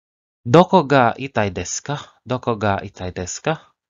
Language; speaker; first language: Japanese; non-native, learner; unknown